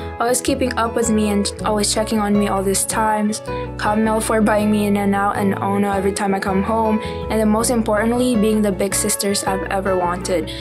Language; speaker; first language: English; non-native, fluent; Indonesian